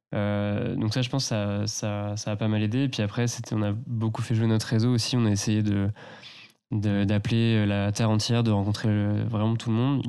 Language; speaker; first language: French; native; French